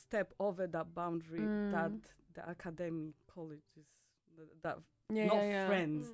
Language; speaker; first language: English; non-native, fluent; Polish